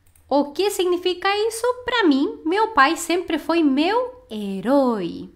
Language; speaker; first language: Portuguese; non-native, fluent; Spanish